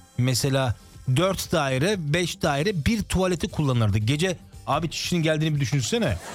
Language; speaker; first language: Turkish; early bilingual, heritage; Turkish